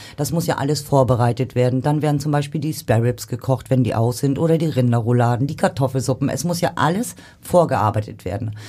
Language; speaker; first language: German; native; German